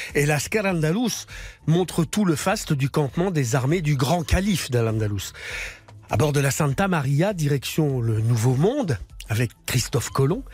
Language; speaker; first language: French; native; French